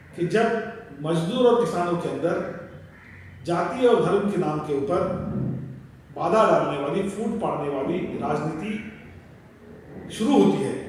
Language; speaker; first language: Hindi; non-native, local second language; Marathi